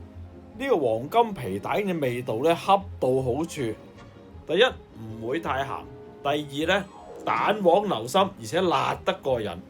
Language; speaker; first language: Cantonese; native; Cantonese